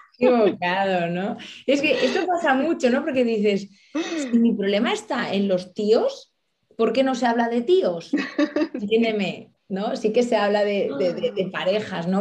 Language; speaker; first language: Spanish; native; Spanish